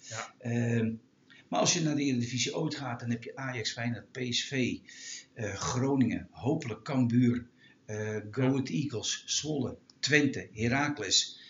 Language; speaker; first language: Dutch; native; Dutch